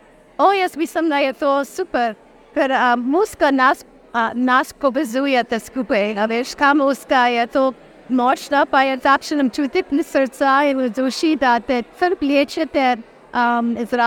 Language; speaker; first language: Slovenian; early bilingual, heritage; Slovenian